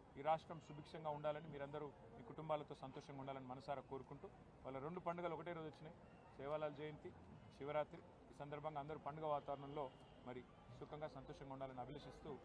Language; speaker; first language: Telugu; non-native, local second language; Lambadi